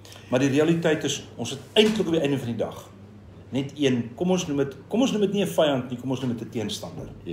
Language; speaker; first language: Afrikaans; native; Afrikaans